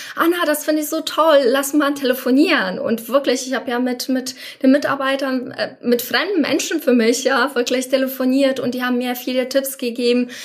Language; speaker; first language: German; non-native, fluent; Polish